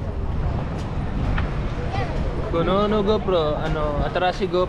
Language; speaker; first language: Japanese; non-native, learner; Filipino